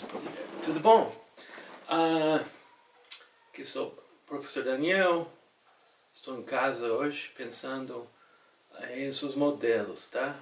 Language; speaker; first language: Portuguese; non-native, fluent; English